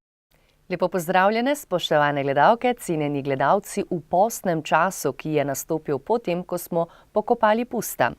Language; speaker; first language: Slovenian; native; Slovenian